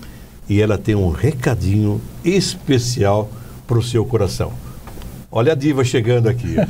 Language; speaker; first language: Portuguese; native; Portuguese